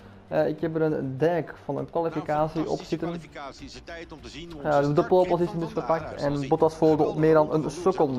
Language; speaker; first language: Dutch; native; Dutch